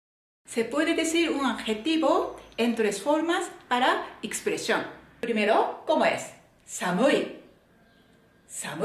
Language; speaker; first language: Spanish; non-native, fluent; Japanese